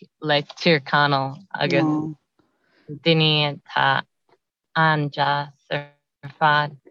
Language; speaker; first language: Irish; non-native, learner; English